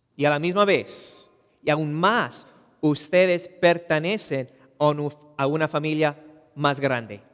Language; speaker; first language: Spanish; non-native, fluent; English